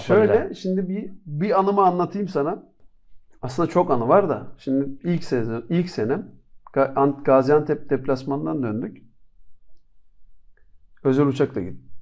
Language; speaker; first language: Turkish; native; Turkish